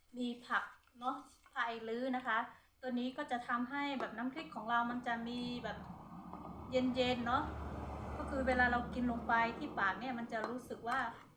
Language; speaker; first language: Thai; non-native, local second language; Karen languages